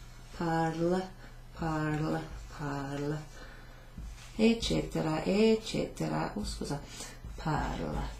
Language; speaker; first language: Italian; non-native, fluent; English